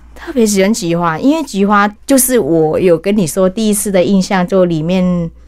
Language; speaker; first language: Chinese; early bilingual, heritage; Chinese